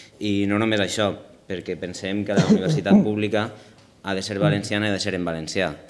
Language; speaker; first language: Catalan; native; Catalan